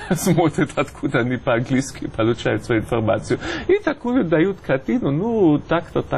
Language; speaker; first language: Russian; non-native, fluent; German